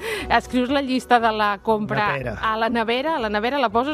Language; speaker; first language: Catalan; native; Catalan